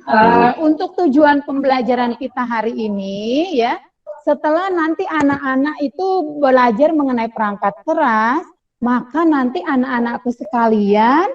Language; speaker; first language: Indonesian; native; Indonesian